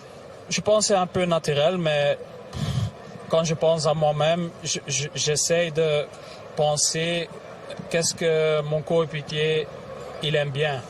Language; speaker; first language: French; non-native, local second language; Dutch